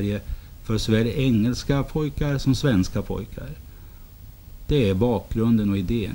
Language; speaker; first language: Swedish; native; Swedish